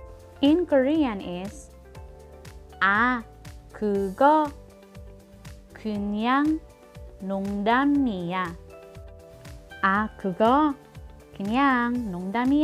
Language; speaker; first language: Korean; non-native, learner; Filipino